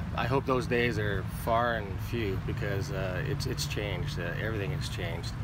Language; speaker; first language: English; native; English